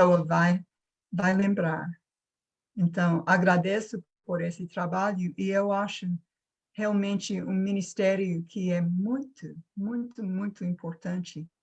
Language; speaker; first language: Portuguese; non-native, fluent; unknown